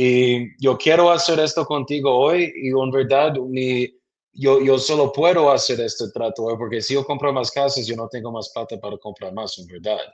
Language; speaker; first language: Spanish; non-native, learner; English